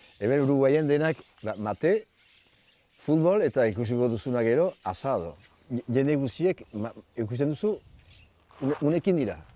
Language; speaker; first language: Basque; native; Basque